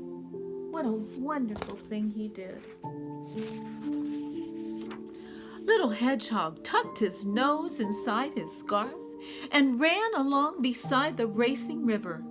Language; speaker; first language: English; native; English